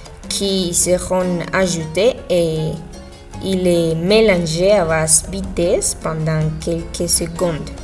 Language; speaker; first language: French; non-native, learner; Spanish